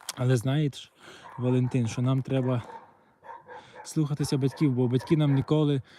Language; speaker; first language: Ukrainian; non-native, local second language; Russian